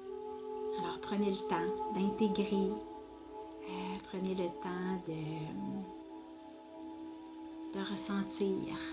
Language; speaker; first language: French; native; French